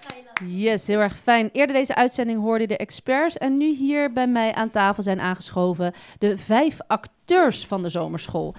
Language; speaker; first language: Dutch; native; Dutch